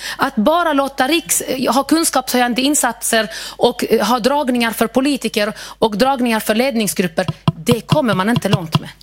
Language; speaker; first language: Swedish; non-native, fluent; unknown